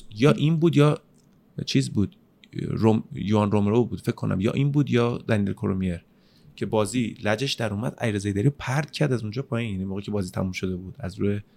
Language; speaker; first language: Persian; native; Persian